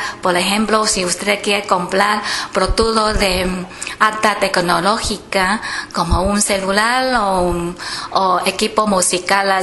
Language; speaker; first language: Spanish; non-native, fluent; Chinese